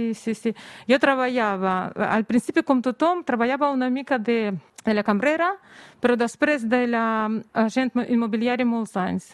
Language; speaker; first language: Catalan; non-native, fluent; Russian